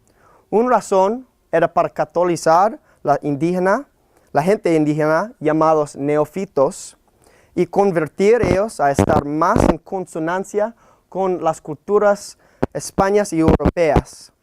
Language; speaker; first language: Spanish; non-native, learner; English